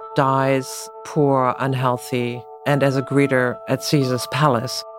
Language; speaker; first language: English; non-native, fluent; German